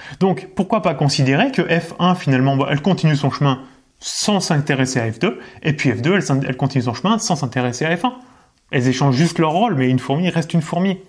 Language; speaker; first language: French; native; French